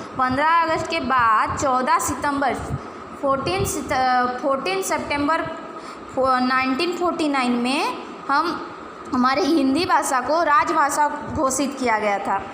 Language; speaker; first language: Hindi; non-native, local second language; Odia